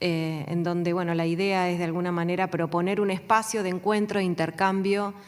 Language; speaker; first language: Spanish; native; Spanish